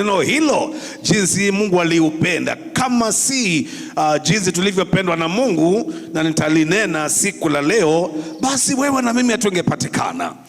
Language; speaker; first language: Swahili; non-native, local second language; Kamba